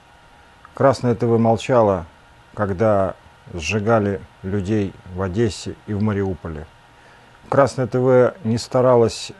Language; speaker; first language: Russian; native; Russian